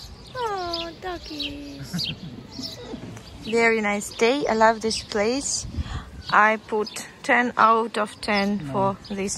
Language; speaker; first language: English; non-native, fluent; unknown